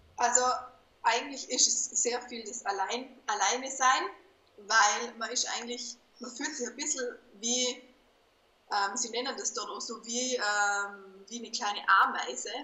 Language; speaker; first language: German; native; German